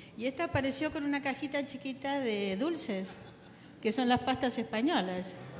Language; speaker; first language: Spanish; native; Spanish